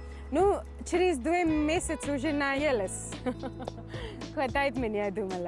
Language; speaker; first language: Russian; non-native, fluent; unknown